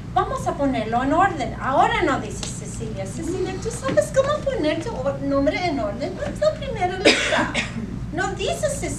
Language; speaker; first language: Spanish; non-native, fluent; English